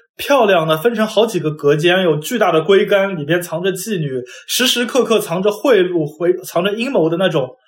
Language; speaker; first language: Chinese; non-native, local second language; Wu Chinese